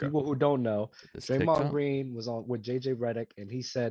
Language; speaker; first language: English; native; English